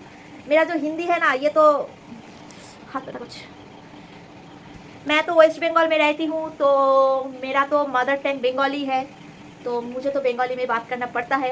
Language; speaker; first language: Hindi; non-native, local second language; Bangla